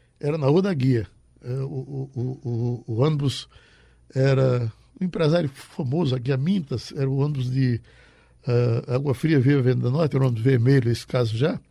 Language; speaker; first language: Portuguese; native; Portuguese